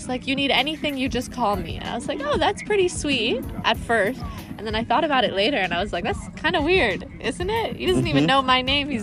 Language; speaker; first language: English; native; English